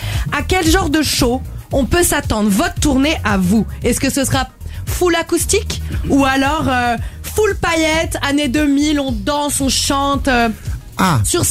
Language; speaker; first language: French; native; French